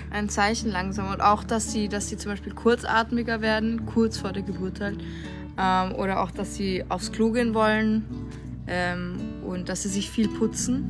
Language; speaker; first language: German; native; German